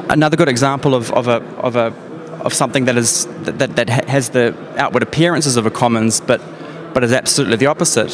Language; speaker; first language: English; native; English